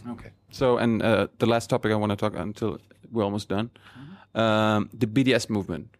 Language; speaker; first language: English; non-native, fluent; German